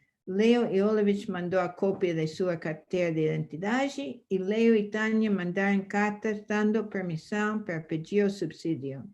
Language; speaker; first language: Portuguese; non-native, fluent; English